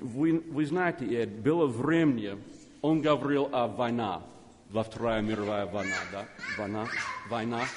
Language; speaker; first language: Russian; non-native, learner; English